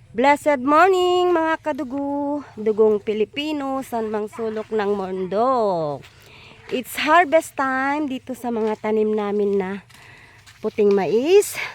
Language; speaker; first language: Filipino; non-native, local second language; Iloko